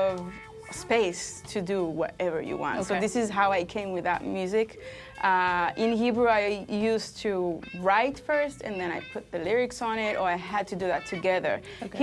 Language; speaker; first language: English; non-native, fluent; Hebrew